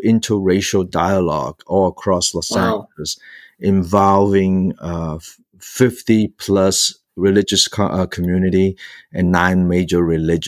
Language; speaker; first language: English; non-native, local second language; Cantonese